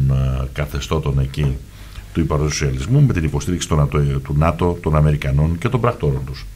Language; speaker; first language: Greek; native; Greek